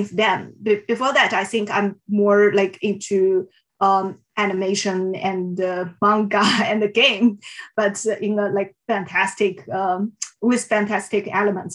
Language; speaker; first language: English; non-native, fluent; Chinese